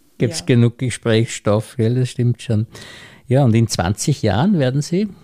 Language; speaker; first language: German; native; German